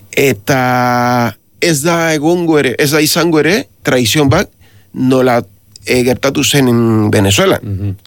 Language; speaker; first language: Basque; non-native, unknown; Spanish